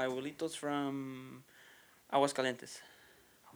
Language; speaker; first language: English; early bilingual, other home language; Spanish